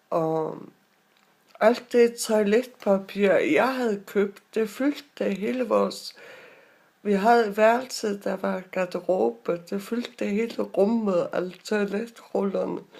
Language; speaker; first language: Danish; non-native, local second language; Faroese